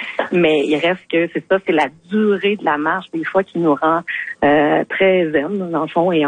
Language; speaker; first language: French; native; French